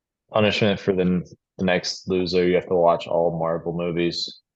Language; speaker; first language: English; native; English